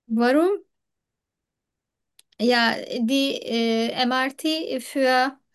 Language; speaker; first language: German; non-native, learner; Turkish